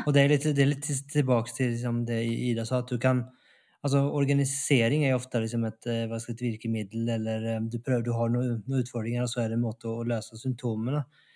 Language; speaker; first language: Norwegian; non-native, fluent; Swedish